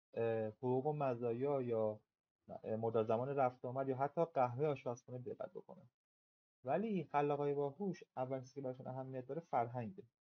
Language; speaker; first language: Persian; native; Persian